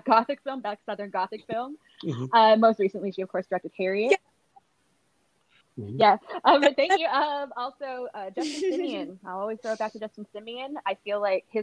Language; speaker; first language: English; native; English